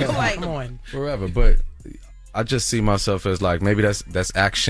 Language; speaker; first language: English; native; English